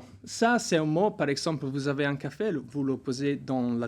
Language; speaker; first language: French; non-native, learner; Italian